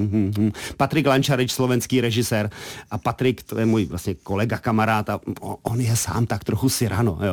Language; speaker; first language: Czech; native; Czech